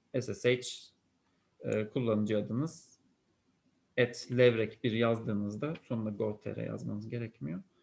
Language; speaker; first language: Turkish; native; Turkish